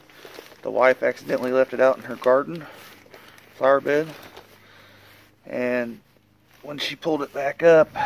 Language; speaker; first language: English; native; English